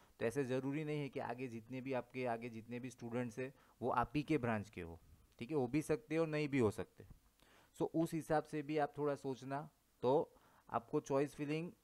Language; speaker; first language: Hindi; non-native, local second language; Gujarati